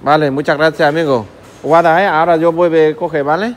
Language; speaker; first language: Spanish; non-native, learner; Vietnamese